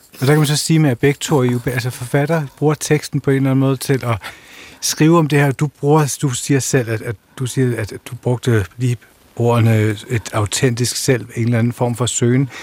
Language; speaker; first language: Danish; native; Danish